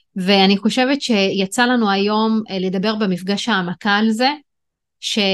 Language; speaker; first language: Hebrew; non-native, local second language; Arabic